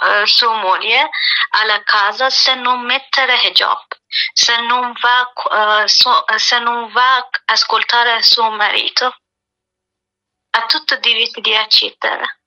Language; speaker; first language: Italian; non-native, learner; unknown